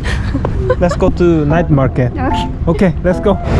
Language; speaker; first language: English; non-native, learner; Korean